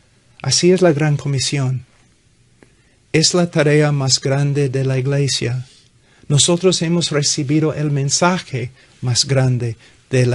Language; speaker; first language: Spanish; non-native, fluent; English